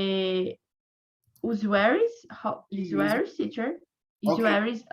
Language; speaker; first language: English; non-native, learner; Portuguese